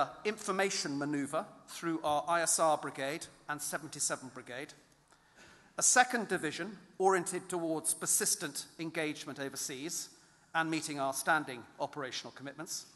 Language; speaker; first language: English; native; English